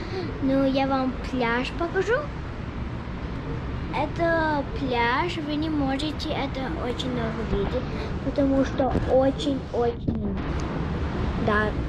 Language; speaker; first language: Russian; non-native, learner; English